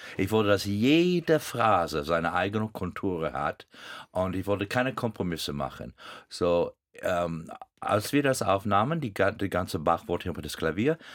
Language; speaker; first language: German; non-native, fluent; English